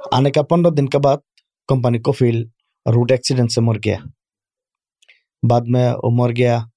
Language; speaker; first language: Urdu; non-native, learner; Bangla